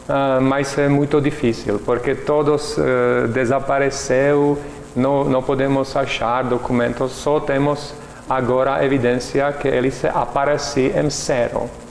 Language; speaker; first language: Portuguese; non-native, learner; Czech